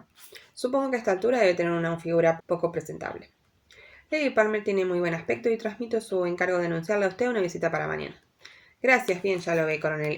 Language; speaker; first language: Spanish; native; Spanish